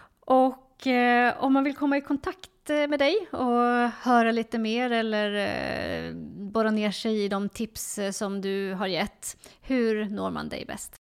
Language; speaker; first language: Swedish; native; Swedish